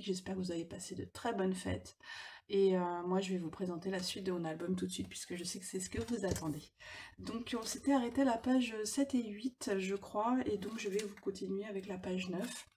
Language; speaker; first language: French; native; French